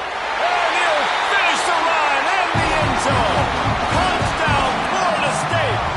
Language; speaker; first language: English; native; English